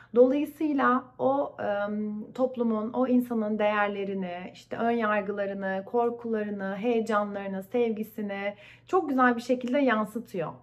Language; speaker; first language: Turkish; native; Turkish